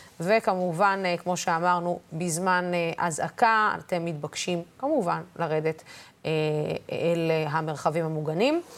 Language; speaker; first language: Hebrew; non-native, local second language; Arabic